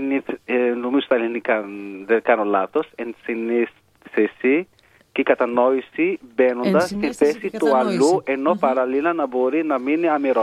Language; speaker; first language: Greek; non-native, fluent; Arabic